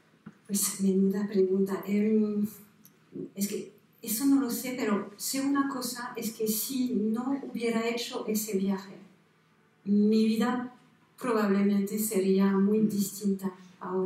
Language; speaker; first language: Spanish; non-native, fluent; French